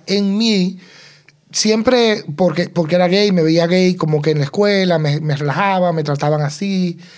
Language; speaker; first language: Spanish; native; Spanish